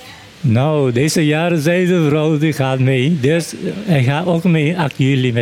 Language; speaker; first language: Dutch; non-native, learner; Papiamento